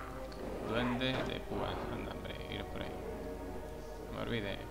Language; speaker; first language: Spanish; native; Spanish